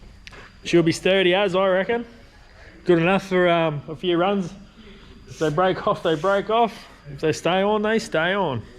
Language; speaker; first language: English; native; English